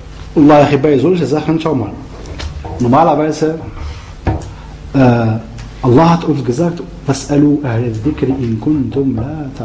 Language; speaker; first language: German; non-native, fluent; Arabic